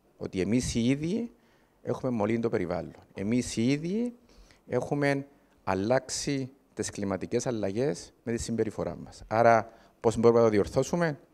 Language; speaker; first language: Greek; native; Greek